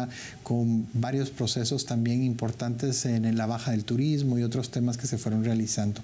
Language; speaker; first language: Spanish; native; Spanish